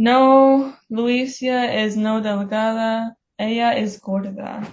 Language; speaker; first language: Spanish; non-native, learner; English